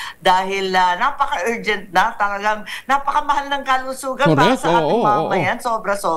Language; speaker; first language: Filipino; native; Filipino